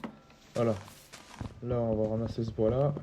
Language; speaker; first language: French; native; French